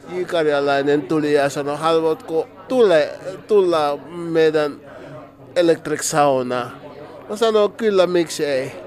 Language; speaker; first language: Finnish; non-native, fluent; Mandingo